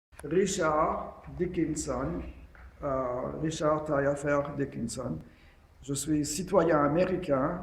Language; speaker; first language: French; non-native, fluent; English